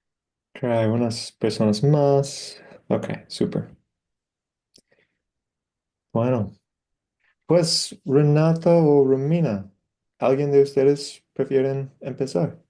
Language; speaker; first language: Spanish; non-native, fluent; English